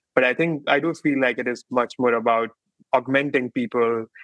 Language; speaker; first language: English; non-native, local second language; Hindi